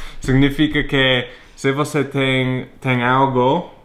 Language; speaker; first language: Portuguese; non-native, fluent; English